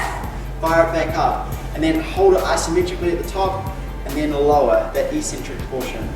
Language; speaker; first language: English; native; English